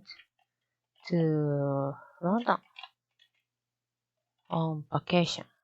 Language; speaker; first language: English; non-native, learner; Japanese